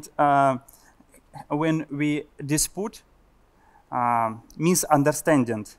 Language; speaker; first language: English; non-native, learner; Russian